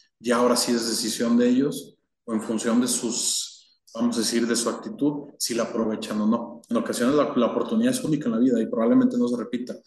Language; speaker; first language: Spanish; native; Spanish